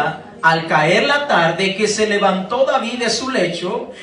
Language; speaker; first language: Spanish; native; Spanish